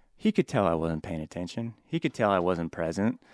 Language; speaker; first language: English; native; English